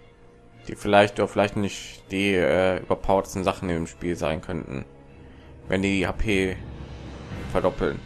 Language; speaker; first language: German; native; German